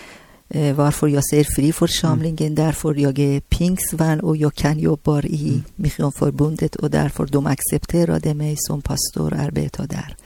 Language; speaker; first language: Swedish; non-native, learner; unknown